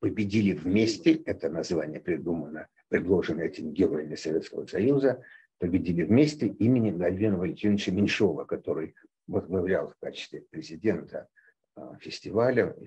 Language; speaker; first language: Russian; native; Russian